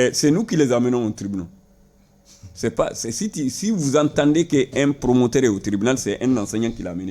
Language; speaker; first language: French; non-native, local second language; Bambara